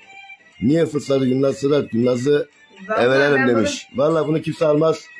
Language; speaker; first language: Turkish; native; Turkish